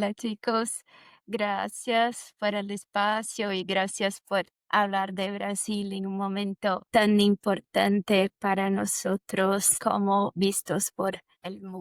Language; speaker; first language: Spanish; non-native, fluent; Portuguese